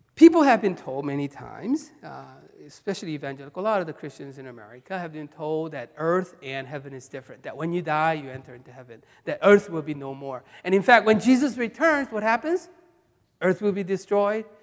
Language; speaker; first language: English; early bilingual, other home language; Korean